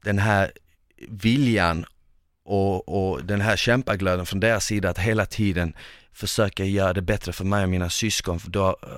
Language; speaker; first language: Swedish; early bilingual, other home language; Bosnian